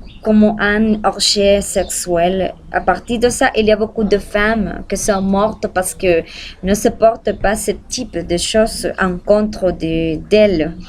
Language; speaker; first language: French; non-native, learner; Spanish